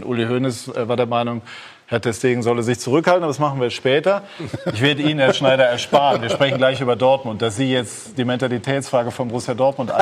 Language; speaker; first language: German; native; German